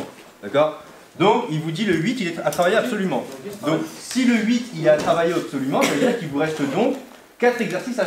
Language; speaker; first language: French; native; French